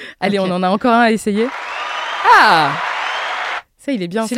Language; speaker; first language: French; native; French